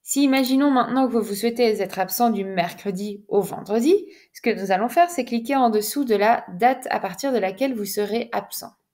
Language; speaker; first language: French; native; French